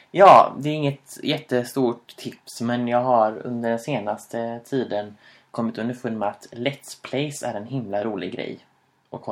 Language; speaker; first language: Swedish; native; Swedish